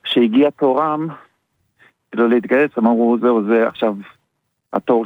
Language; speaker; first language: Hebrew; early bilingual, other home language; German